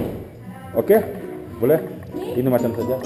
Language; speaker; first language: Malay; non-native, local second language; Cantonese